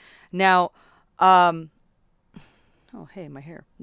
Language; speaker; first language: English; native; English